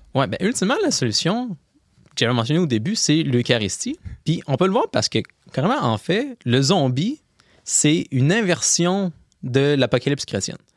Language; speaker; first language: French; native; French